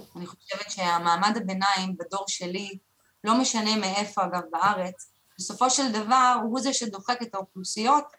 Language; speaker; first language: Hebrew; native; Hebrew